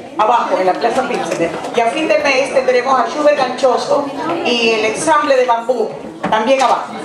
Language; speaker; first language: Spanish; native; Spanish